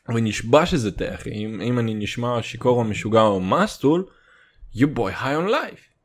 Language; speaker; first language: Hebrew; native; Hebrew